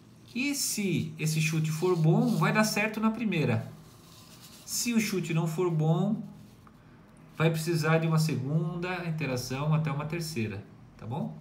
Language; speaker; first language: Portuguese; native; Portuguese